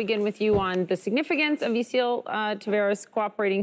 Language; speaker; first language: English; native; English